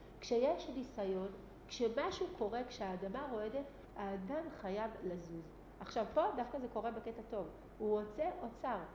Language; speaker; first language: Hebrew; native; Hebrew